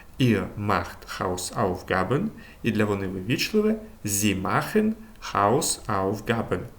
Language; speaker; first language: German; non-native, fluent; Ukrainian